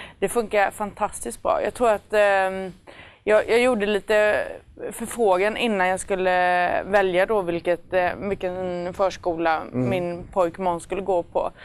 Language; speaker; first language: Swedish; native; Swedish